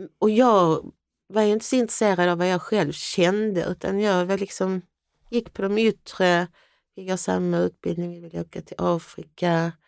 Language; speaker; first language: Swedish; native; Swedish